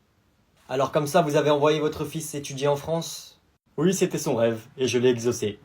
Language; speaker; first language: French; native; French